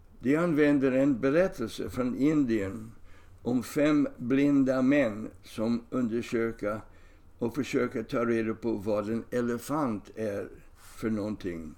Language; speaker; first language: Swedish; non-native, fluent; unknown